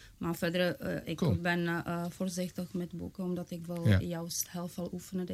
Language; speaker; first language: Dutch; non-native, fluent; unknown